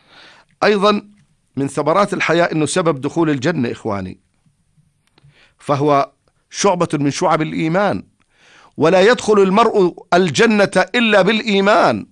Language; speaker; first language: Arabic; native; Arabic